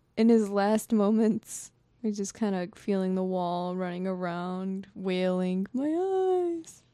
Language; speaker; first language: English; non-native, fluent; Japanese